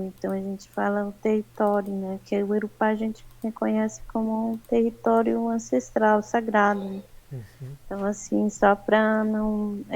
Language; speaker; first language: Portuguese; native; Portuguese